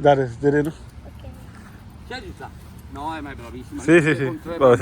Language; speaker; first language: Italian; non-native, fluent; Punjabi